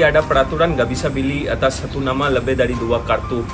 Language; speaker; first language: Indonesian; non-native, fluent; Hindi